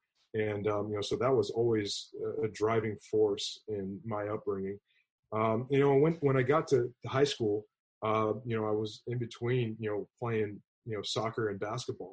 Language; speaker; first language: English; native; English